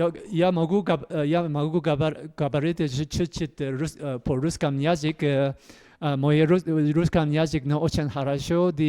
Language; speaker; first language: Russian; non-native, learner; Korean